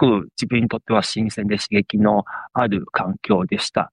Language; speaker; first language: Japanese; non-native, fluent; Chinese